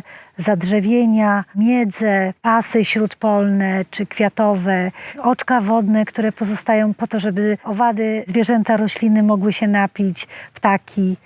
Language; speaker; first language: Polish; native; Polish